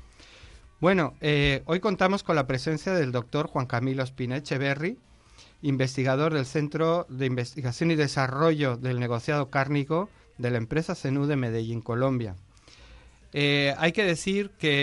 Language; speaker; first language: Spanish; native; Spanish